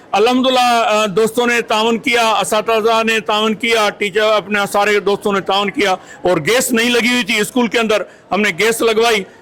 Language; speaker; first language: Urdu; non-native, local second language; Sindhi